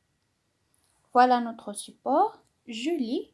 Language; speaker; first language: French; non-native, local second language; Arabic